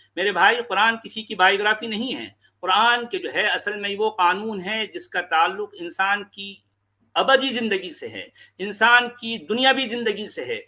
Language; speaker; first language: Urdu; native; Urdu